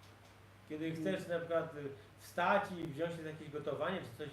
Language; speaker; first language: Polish; native; Polish